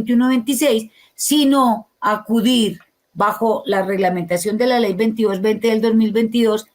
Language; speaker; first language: Spanish; native; Spanish